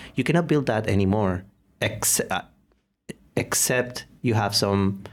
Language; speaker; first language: English; non-native, fluent; Spanish